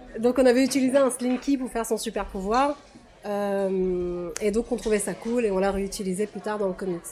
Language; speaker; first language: French; non-native, fluent; Russian